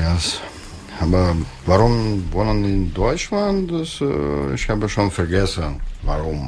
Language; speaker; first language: German; non-native, learner; Russian